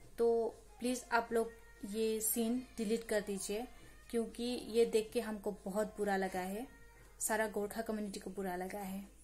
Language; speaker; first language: Hindi; non-native, local second language; Nepali